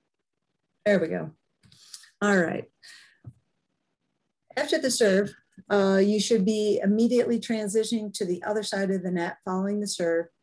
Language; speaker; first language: English; native; English